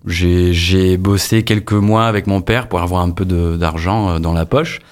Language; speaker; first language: French; non-native, fluent; English